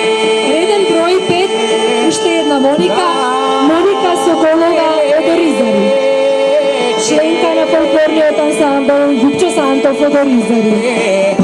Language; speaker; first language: Macedonian; native; Macedonian